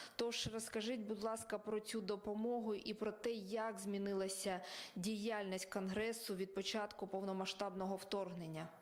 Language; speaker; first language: Ukrainian; native; Ukrainian